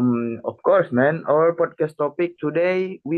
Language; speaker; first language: English; non-native, learner; Indonesian